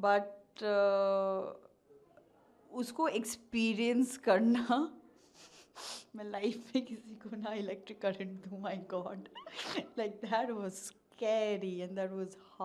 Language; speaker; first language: Hindi; native; Hindi